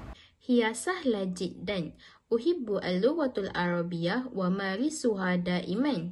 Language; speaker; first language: Arabic; non-native, learner; Malay